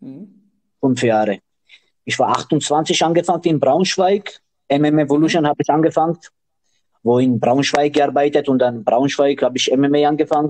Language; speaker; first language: German; non-native, learner; Georgian